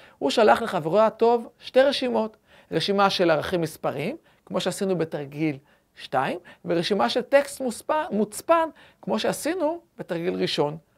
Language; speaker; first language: Hebrew; native; Hebrew